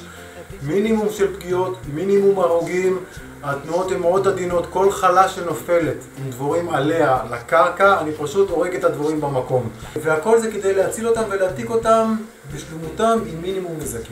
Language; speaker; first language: Hebrew; native; Hebrew